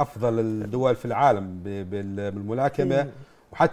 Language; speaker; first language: Arabic; native; Arabic